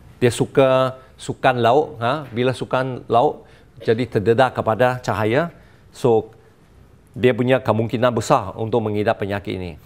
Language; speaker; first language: Malay; non-native, local second language; Chinese